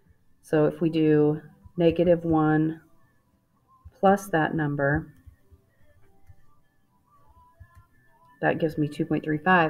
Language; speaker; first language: English; native; English